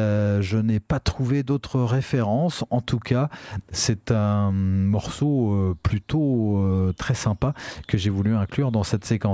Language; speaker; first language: French; native; French